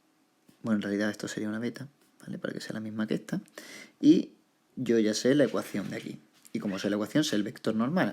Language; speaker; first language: Spanish; native; Spanish